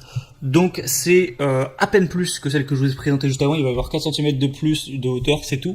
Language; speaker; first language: French; native; French